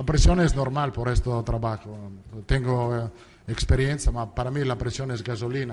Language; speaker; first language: Spanish; non-native, fluent; Italian